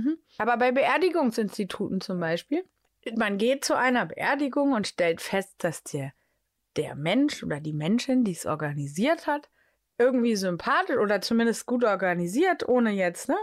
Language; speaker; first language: German; native; German